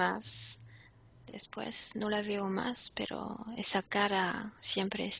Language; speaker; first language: Spanish; non-native, fluent; French